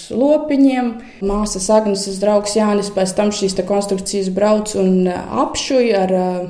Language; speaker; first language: Latvian; native; Latvian